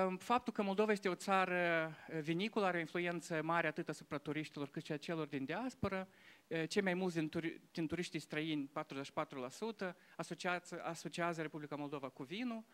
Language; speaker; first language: Romanian; non-native, local second language; Russian